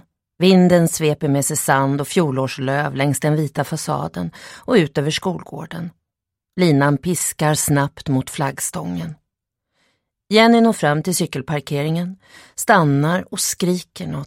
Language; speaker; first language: Swedish; native; Swedish